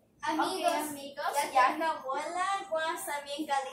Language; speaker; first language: Spanish; early bilingual, heritage; Spanish